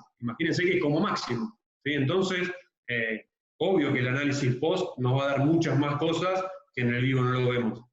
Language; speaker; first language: Spanish; native; Spanish